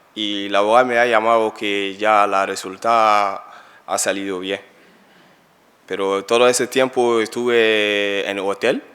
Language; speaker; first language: Spanish; non-native, learner; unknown